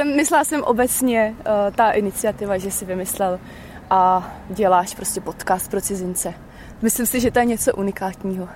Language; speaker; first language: Czech; native; Czech